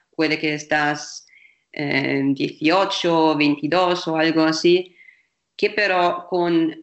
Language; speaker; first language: Spanish; non-native, fluent; German